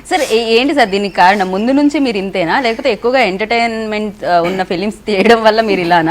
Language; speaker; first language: Telugu; native; Telugu